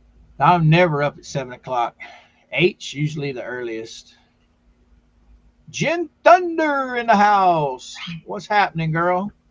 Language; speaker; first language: English; native; English